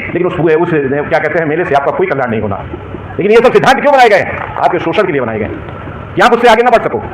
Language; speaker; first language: Hindi; native; Hindi